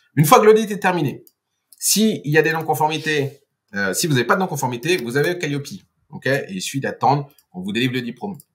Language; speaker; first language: French; non-native, fluent; Portuguese